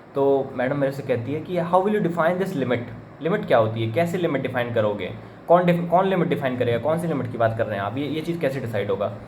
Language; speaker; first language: Hindi; native; Hindi